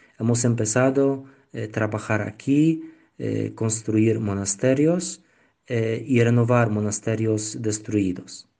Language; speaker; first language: Spanish; non-native, learner; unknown